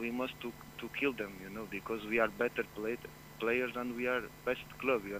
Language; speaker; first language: English; non-native, fluent; Portuguese